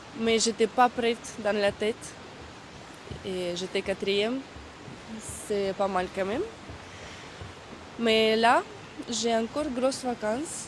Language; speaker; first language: French; non-native, fluent; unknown